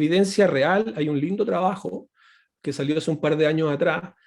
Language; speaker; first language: Spanish; native; Spanish